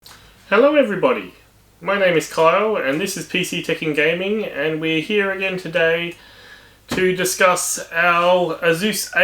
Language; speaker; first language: English; native; English